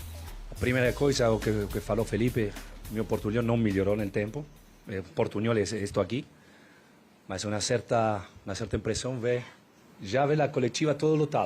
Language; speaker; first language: Portuguese; non-native, learner; Spanish